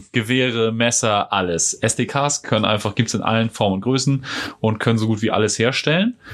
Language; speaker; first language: German; native; German